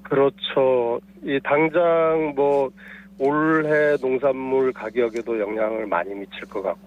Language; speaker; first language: Korean; native; Korean